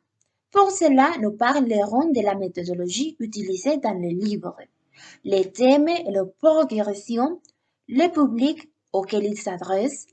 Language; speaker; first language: French; non-native, learner; Spanish